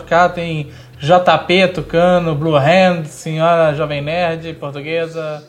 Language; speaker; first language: Portuguese; native; Portuguese